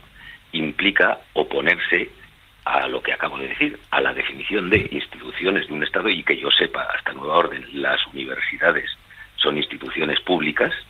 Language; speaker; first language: Spanish; native; Spanish